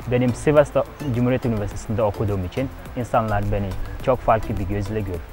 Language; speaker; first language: Turkish; non-native, fluent; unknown